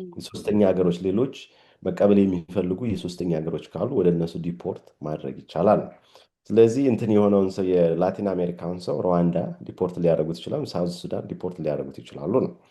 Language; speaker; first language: Amharic; native; Amharic